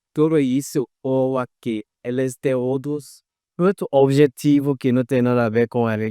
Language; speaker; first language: Portuguese; non-native, fluent; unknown